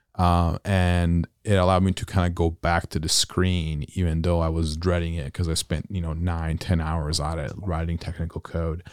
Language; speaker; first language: English; non-native, fluent; Italian